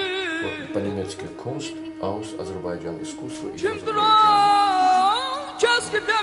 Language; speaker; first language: Russian; non-native, local second language; Azerbaijani